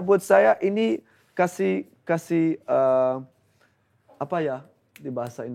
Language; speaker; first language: Indonesian; non-native, fluent; Dutch